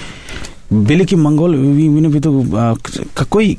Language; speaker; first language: Russian; non-native, learner; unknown